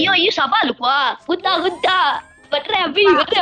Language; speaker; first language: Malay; non-native, local second language; Minangkabau